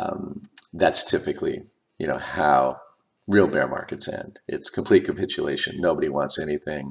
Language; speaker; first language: English; native; English